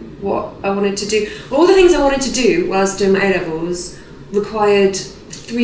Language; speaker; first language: English; native; English